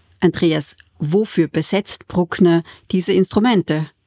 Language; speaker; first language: German; native; German